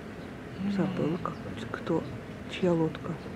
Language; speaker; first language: Russian; native; Russian